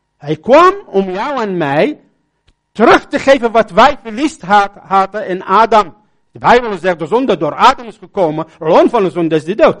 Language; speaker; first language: Dutch; non-native, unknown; Arabic